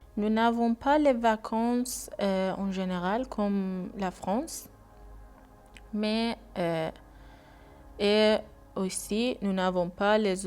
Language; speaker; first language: French; non-native, learner; Persian